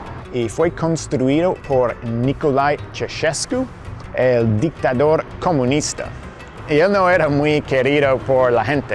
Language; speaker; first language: Spanish; non-native, fluent; English